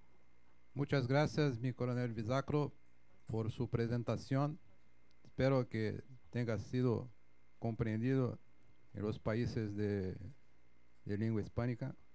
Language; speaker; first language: Spanish; non-native, fluent; Portuguese